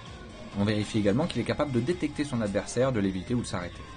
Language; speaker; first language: French; native; French